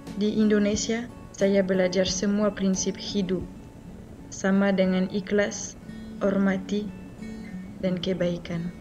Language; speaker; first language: Indonesian; non-native, fluent; French